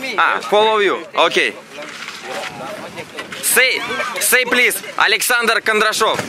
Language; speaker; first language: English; non-native, learner; Russian